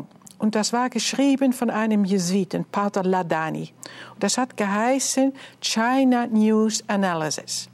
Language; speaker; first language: German; non-native, fluent; Dutch